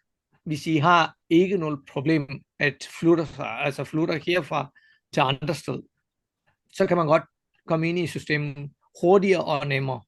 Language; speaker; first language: Danish; non-native, fluent; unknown